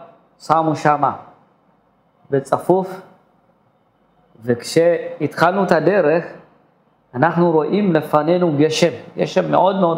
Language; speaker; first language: Hebrew; non-native, fluent; Amharic